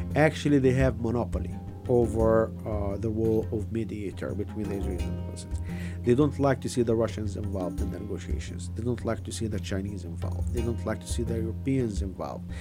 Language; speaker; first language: English; non-native, fluent; Arabic